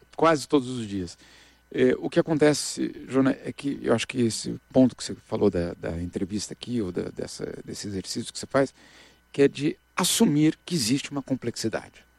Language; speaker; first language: Portuguese; native; Portuguese